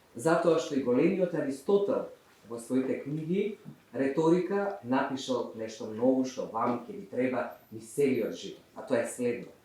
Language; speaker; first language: Macedonian; native; Macedonian